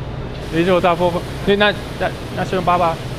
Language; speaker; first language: Cantonese; non-native, learner; English